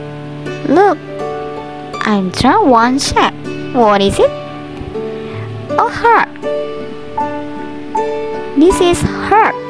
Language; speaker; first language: English; non-native, learner; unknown